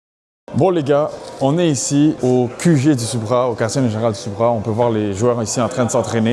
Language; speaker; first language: French; native; French